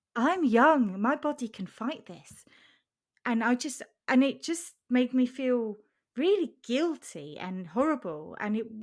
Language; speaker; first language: English; non-native, fluent; German